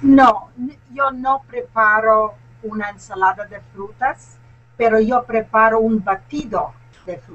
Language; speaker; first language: Spanish; non-native, learner; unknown